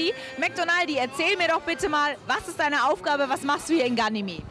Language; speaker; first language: German; native; German